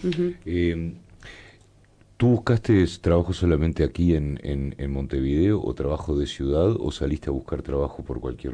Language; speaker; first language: Spanish; native; Spanish